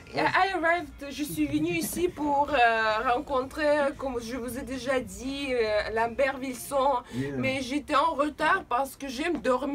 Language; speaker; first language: French; non-native, fluent; Russian